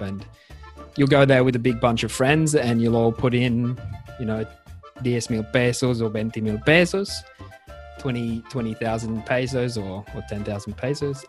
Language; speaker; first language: English; native; English